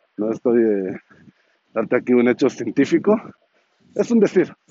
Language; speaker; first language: Spanish; non-native, learner; Hebrew